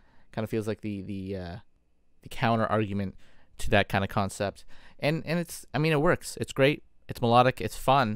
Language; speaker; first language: English; native; English